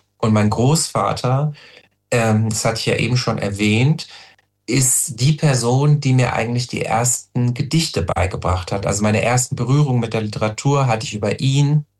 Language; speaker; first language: German; native; German